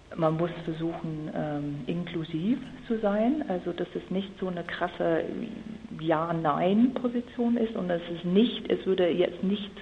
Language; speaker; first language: German; non-native, fluent; English